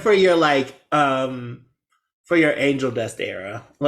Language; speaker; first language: English; native; English